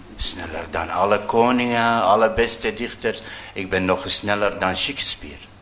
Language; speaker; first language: Dutch; non-native, fluent; Arabic